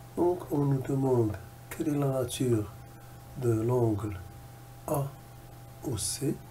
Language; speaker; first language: French; non-native, local second language; Arabic